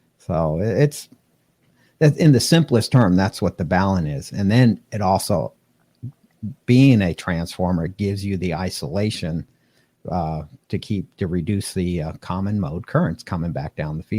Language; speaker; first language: English; native; English